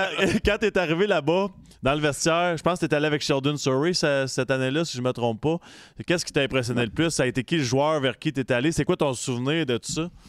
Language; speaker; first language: French; native; French